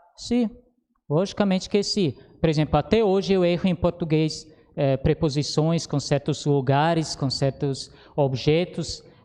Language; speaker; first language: Portuguese; non-native, fluent; Croatian